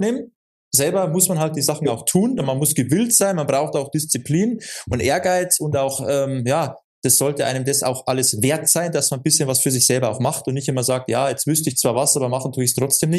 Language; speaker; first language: German; native; German